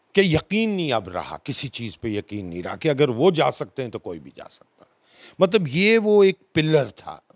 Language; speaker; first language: Hindi; non-native, local second language; Dogri